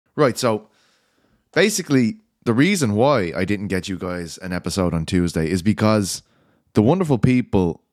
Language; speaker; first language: English; native; English